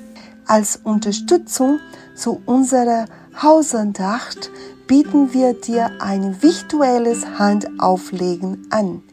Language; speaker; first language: German; non-native, fluent; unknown